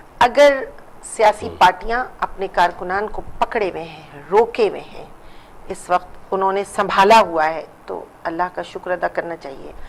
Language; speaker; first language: Urdu; native; Urdu